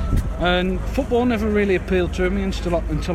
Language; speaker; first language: English; native; English